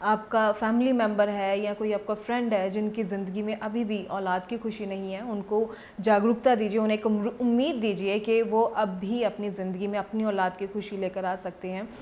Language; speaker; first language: Hindi; non-native, local second language; Punjabi